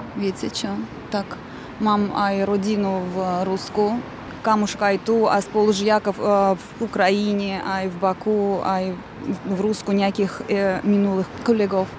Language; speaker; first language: Slovak; non-native, learner; Azerbaijani